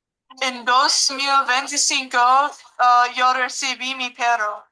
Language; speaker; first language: Spanish; non-native, learner; English